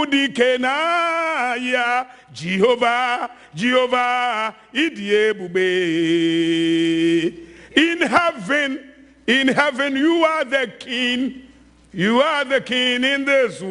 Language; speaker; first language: English; non-native, local second language; Akan